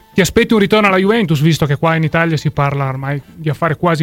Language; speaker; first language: Italian; native; Italian